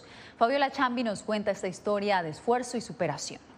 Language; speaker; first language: Spanish; native; Spanish